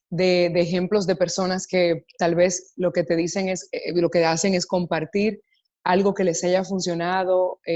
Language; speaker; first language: Spanish; native; Spanish